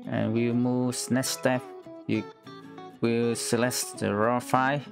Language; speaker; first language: English; non-native, learner; Vietnamese